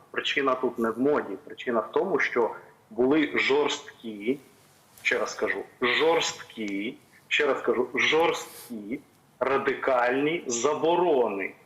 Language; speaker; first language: Ukrainian; native; Ukrainian